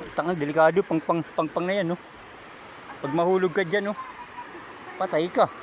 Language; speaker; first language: Filipino; native; Filipino